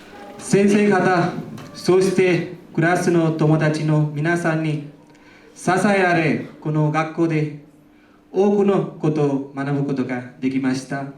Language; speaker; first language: Japanese; non-native, learner; Nepali